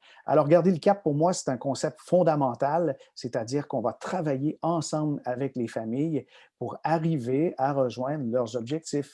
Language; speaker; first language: French; native; French